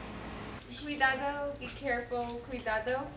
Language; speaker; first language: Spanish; non-native, learner; English